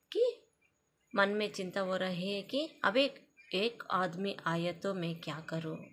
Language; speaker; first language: Hindi; non-native, local second language; Kannada